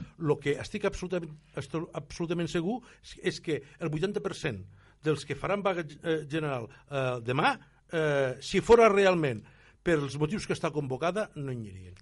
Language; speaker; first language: Catalan; native; Catalan